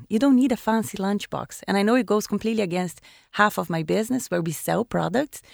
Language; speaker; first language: English; non-native, fluent; Portuguese